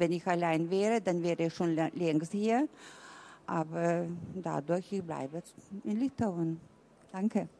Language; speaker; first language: German; early bilingual, heritage; German